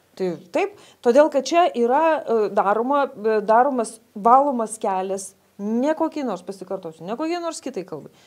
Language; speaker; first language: Lithuanian; native; Lithuanian